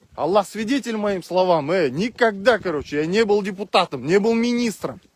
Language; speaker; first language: Russian; non-native, local second language; Kyrgyz